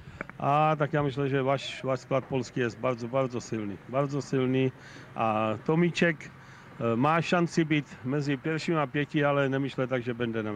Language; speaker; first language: Polish; non-native, learner; Czech